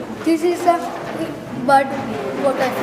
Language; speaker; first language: English; non-native, learner; Hindi